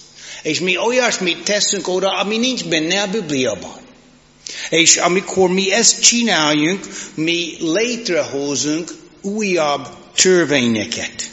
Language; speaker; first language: Hungarian; non-native, fluent; English